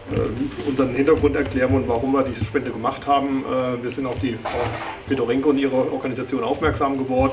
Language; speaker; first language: German; native; German